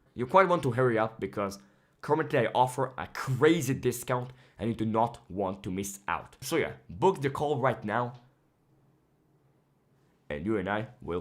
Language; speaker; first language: English; non-native, fluent; Hebrew